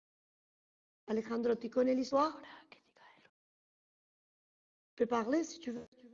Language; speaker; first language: French; non-native, fluent; Spanish